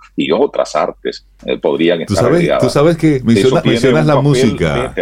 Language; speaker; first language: Spanish; native; Spanish